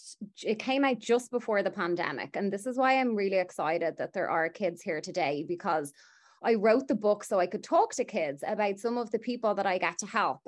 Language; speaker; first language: English; native; English